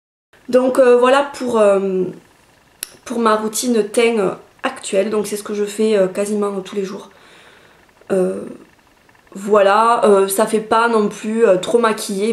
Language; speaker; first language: French; native; French